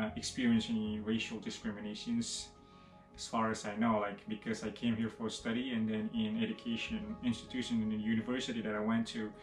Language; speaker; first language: English; non-native, fluent; Indonesian